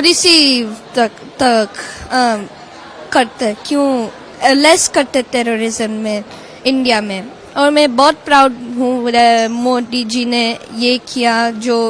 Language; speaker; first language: Hindi; non-native, learner; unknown